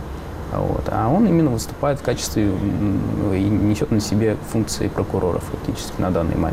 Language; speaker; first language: Russian; native; Russian